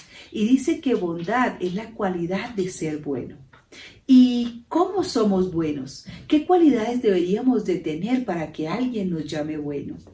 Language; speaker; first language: Spanish; native; Spanish